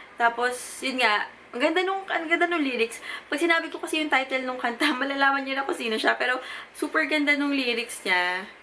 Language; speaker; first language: Filipino; native; Filipino